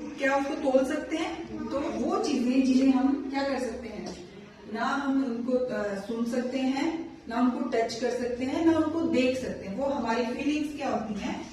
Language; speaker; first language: Hindi; native; Hindi